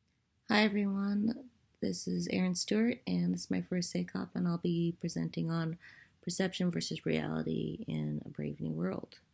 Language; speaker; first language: English; native; English